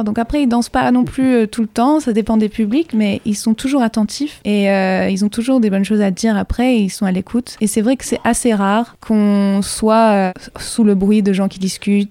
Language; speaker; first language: French; native; French